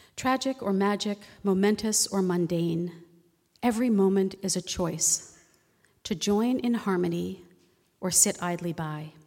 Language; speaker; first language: English; native; English